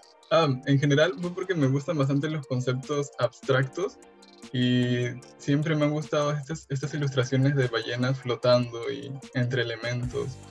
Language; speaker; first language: Spanish; native; Spanish